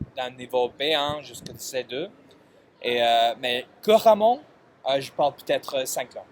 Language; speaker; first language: French; non-native, fluent; English